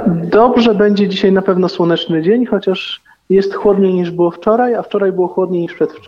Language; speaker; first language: Polish; native; Polish